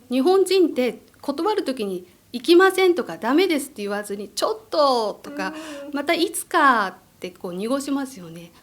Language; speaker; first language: Japanese; native; Japanese